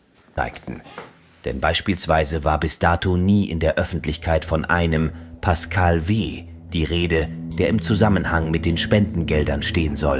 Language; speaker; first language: German; native; German